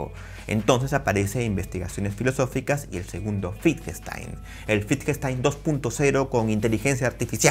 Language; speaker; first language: Spanish; native; Spanish